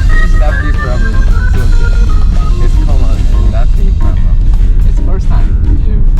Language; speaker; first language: English; non-native, learner; Korean